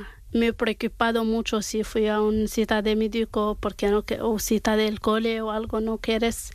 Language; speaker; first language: Spanish; non-native, learner; Arabic